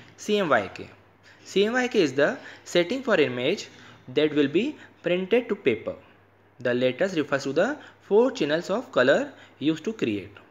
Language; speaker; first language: English; non-native, local second language; Hindi